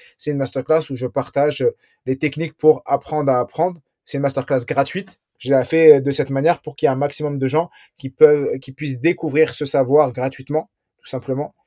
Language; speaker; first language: French; early bilingual, other home language; Riffian